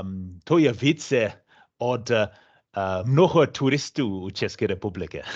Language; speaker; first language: Czech; non-native, learner; English